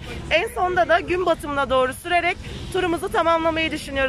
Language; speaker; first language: Turkish; native; Turkish